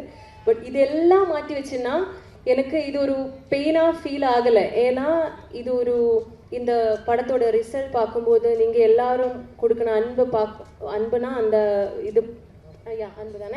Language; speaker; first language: Tamil; non-native, learner; Malayalam